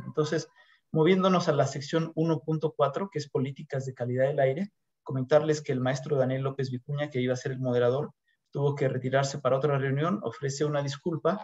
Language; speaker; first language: Spanish; native; Spanish